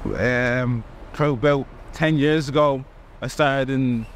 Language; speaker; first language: English; native; English